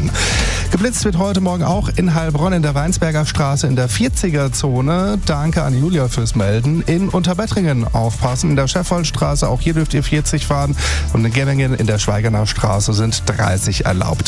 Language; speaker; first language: German; native; German